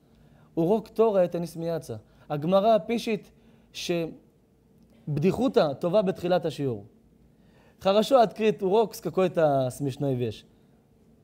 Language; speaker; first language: Russian; non-native, learner; Hebrew